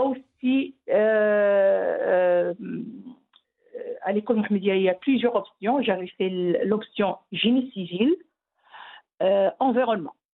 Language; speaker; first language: French; non-native, local second language; Arabic